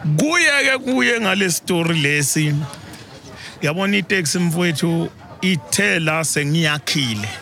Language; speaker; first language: Zulu; native; Zulu